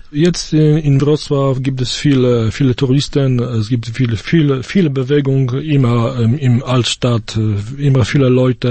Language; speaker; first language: German; non-native, fluent; Polish